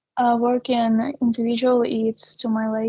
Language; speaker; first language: English; non-native, learner; Russian